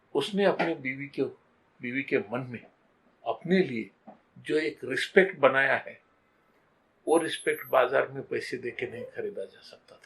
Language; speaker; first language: Hindi; non-native, local second language; Marathi